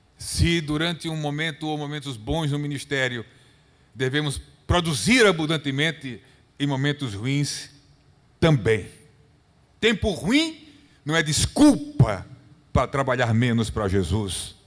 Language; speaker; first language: Portuguese; native; Portuguese